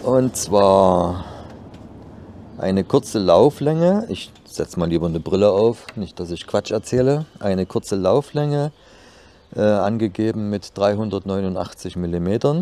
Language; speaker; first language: German; native; German